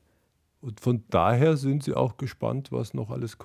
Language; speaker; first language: German; native; German